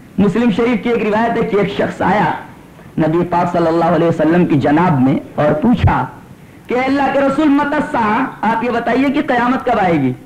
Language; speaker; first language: Urdu; native; Urdu